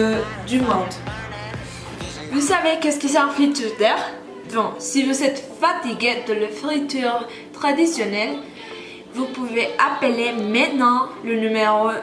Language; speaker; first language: French; non-native, learner; Spanish